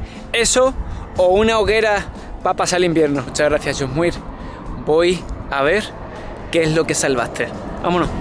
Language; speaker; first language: Spanish; native; Spanish